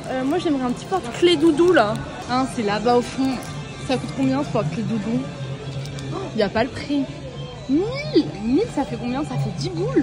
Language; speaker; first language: French; native; French